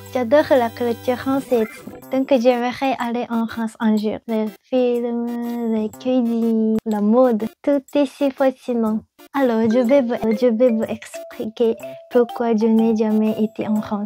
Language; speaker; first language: French; non-native, learner; Japanese